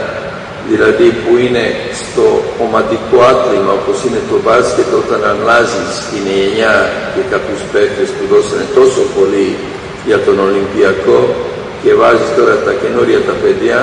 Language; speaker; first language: Greek; non-native, fluent; Serbian